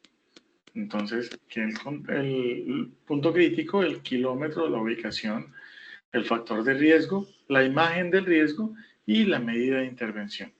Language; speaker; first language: Spanish; native; Spanish